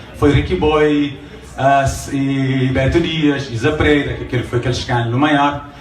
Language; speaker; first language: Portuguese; non-native, local second language; Kabuverdianu